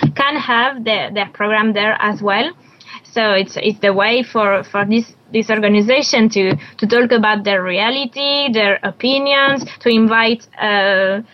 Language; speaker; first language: English; non-native, learner; French